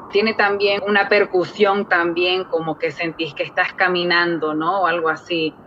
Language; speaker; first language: Spanish; early bilingual, other home language; English